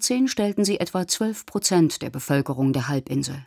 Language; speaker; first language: German; native; German